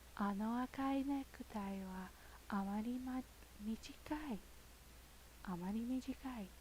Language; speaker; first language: Japanese; non-native, learner; English